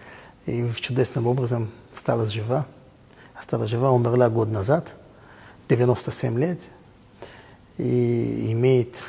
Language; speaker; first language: Russian; non-native, fluent; Hebrew